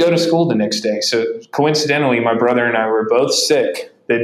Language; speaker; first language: English; native; English